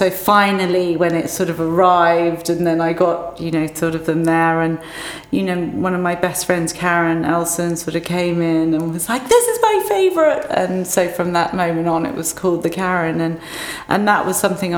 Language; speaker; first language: English; native; English